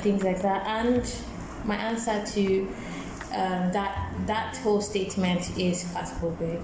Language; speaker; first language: English; non-native, local second language; Yoruba